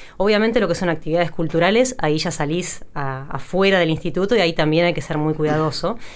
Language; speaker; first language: Spanish; native; Spanish